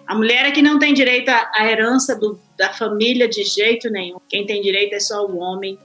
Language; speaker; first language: Portuguese; native; Portuguese